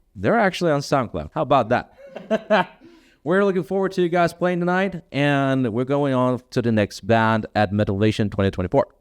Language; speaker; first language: English; non-native, fluent; Danish